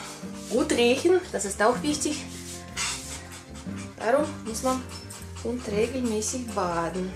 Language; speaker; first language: German; non-native, learner; Russian